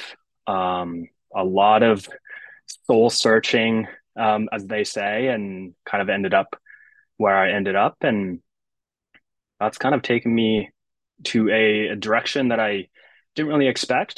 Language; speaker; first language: English; early bilingual, other home language; Japanese